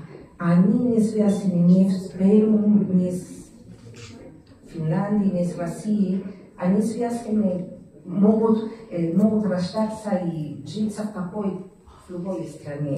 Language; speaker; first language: Russian; non-native, learner; Spanish